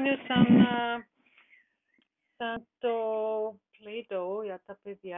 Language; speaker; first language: Greek; non-native, learner; German